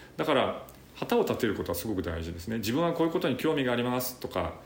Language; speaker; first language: Japanese; native; Japanese